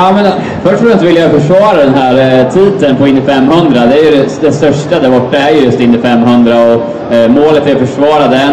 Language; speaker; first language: Swedish; native; Swedish